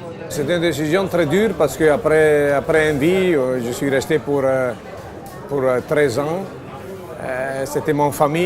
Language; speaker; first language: French; non-native, fluent; Italian